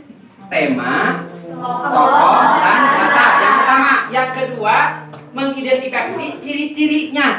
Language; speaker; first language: Indonesian; native; Indonesian